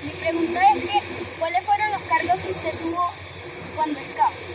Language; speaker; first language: Spanish; native; Spanish